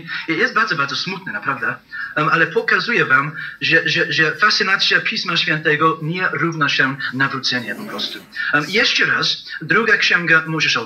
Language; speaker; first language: Polish; non-native, learner; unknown